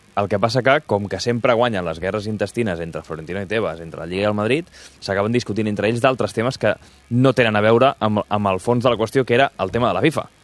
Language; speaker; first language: Catalan; native; Catalan